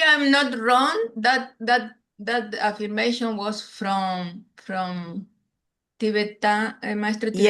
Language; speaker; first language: English; non-native, learner; Spanish